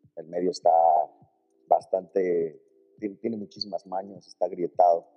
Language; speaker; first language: Spanish; native; Spanish